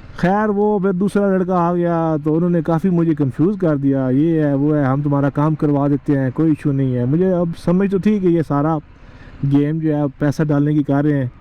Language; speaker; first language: Urdu; native; Urdu